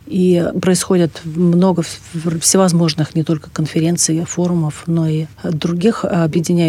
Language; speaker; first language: Russian; native; Russian